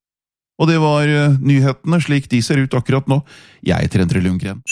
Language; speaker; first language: Norwegian; native; Norwegian